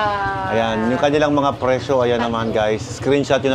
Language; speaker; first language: Filipino; native; Filipino